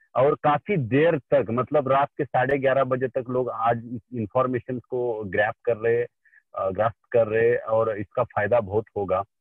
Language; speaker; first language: Hindi; non-native, local second language; Marathi